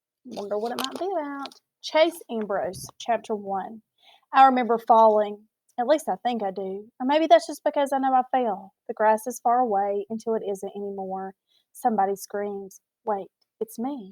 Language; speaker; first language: English; native; English